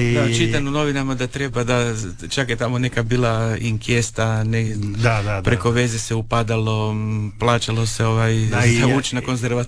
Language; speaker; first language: Serbian; native; Serbian